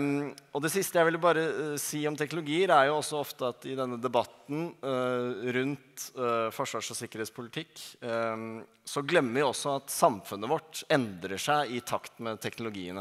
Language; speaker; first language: Norwegian; native; Norwegian